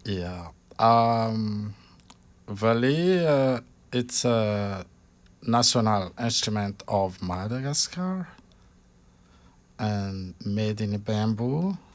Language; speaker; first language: English; non-native, fluent; Malagasy